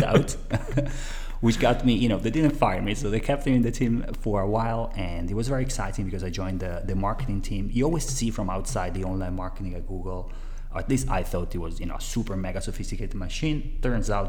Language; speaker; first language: English; non-native, fluent; Italian